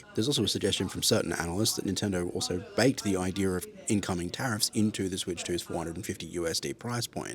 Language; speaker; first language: English; native; English